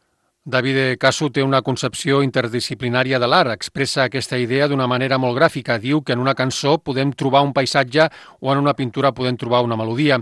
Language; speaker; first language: Catalan; native; Catalan